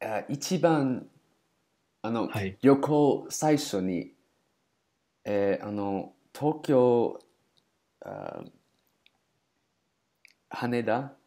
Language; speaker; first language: Japanese; non-native, learner; English